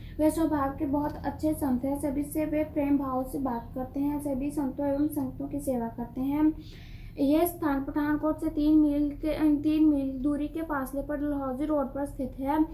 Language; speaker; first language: Hindi; non-native, local second language; Punjabi